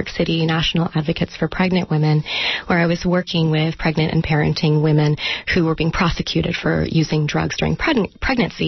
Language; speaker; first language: English; native; English